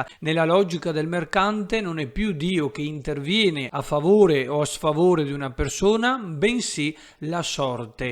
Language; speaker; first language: Italian; native; Italian